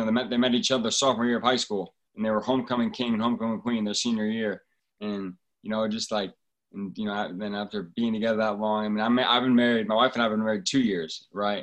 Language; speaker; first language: English; native; English